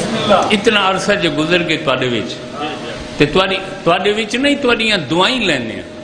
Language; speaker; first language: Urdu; non-native, local second language; Punjabi